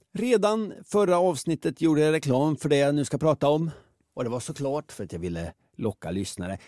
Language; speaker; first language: Swedish; native; Swedish